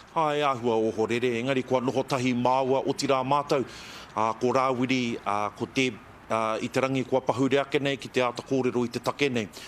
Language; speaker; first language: Māori; native; Māori